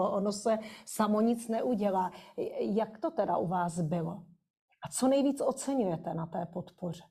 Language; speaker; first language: Czech; native; Czech